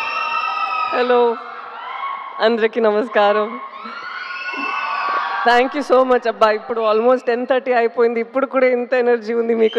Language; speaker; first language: Telugu; non-native, fluent; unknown